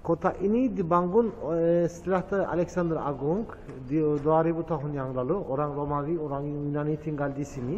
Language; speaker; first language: Indonesian; non-native, learner; Turkish